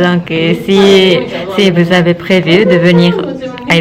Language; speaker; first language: French; non-native, learner; Japanese